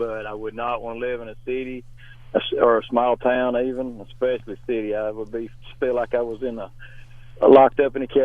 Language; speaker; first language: English; native; English